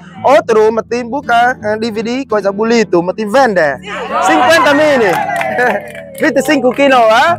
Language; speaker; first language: Portuguese; non-native, learner; Vietnamese